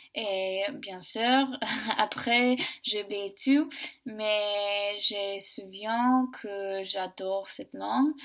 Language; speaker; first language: French; non-native, learner; English